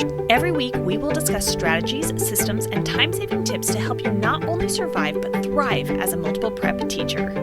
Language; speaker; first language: English; native; English